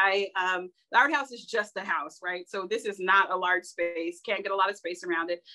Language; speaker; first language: English; native; English